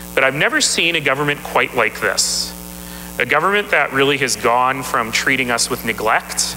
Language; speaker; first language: English; native; English